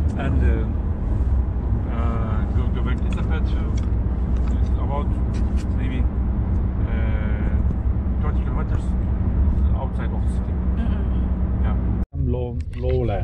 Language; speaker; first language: English; non-native, learner; Turkish